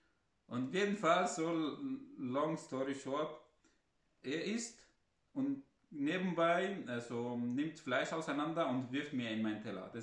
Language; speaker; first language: German; non-native, fluent; Arabic